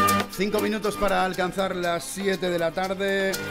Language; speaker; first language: Spanish; native; Spanish